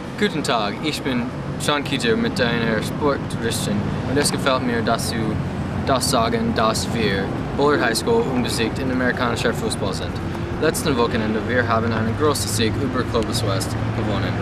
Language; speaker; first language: German; non-native, learner; English